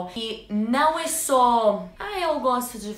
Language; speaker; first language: Portuguese; non-native, learner; English